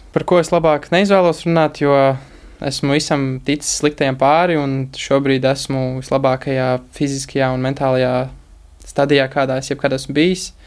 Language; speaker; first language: Latvian; native; Latvian